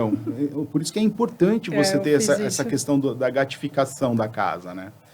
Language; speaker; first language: Portuguese; native; Portuguese